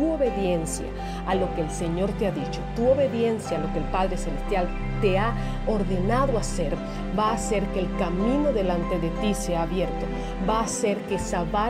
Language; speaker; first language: Spanish; native; Spanish